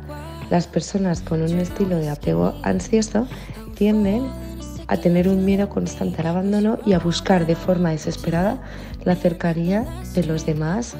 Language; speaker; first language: Spanish; native; Spanish